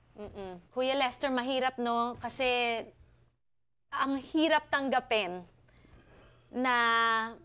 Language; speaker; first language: English; non-native, local second language; Filipino